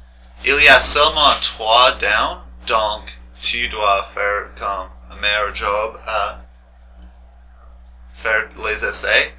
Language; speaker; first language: French; non-native, learner; English